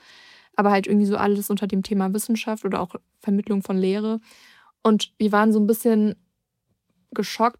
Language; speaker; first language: German; native; German